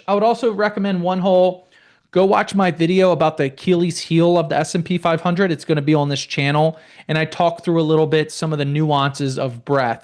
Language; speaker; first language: English; native; English